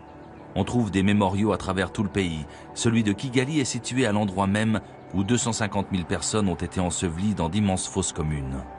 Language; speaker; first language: French; native; French